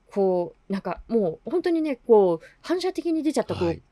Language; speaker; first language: Japanese; native; Japanese